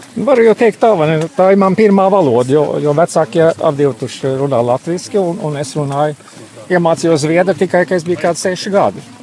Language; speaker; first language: Latvian; early bilingual, heritage; Latvian